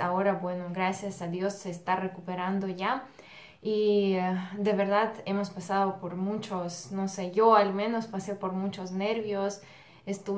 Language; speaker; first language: Spanish; non-native, fluent; Russian